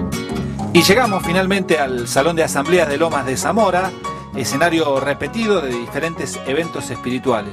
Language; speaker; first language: Spanish; native; Spanish